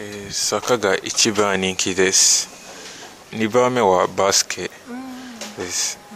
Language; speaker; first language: Japanese; non-native, fluent; Kinyarwanda